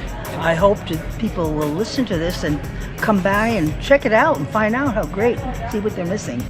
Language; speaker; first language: English; native; English